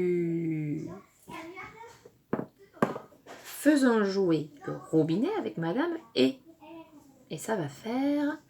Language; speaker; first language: French; native; French